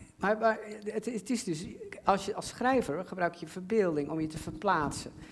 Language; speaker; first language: Dutch; native; Dutch